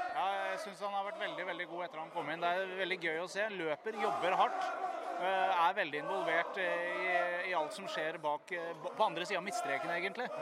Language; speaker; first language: Norwegian; native; Norwegian